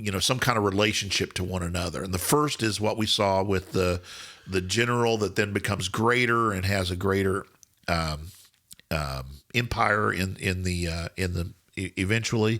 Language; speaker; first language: English; native; English